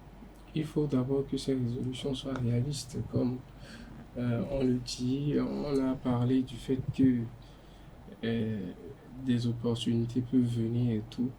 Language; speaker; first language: French; non-native, local second language; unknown